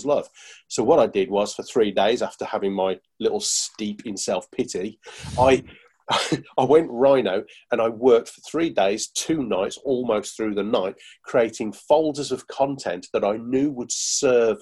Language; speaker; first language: English; native; English